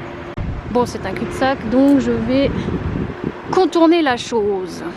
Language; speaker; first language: French; native; French